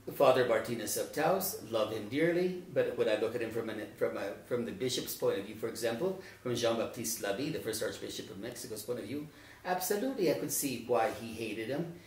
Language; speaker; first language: English; native; English